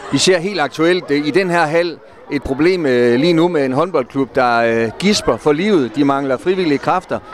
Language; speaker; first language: Danish; native; Danish